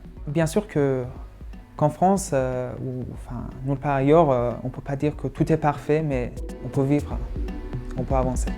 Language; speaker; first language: French; non-native, fluent; Persian